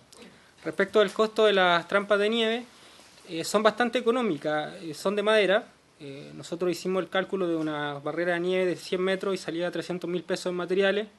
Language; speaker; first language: Spanish; native; Spanish